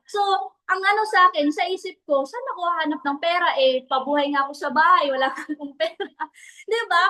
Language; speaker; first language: Filipino; non-native, local second language; Cebuano